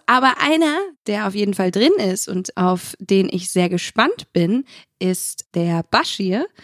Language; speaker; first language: German; early bilingual, other home language; Arabic